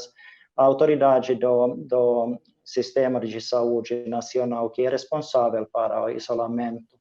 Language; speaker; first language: Portuguese; non-native, fluent; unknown